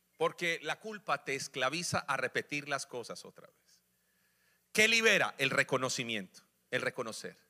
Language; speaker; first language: Spanish; native; Spanish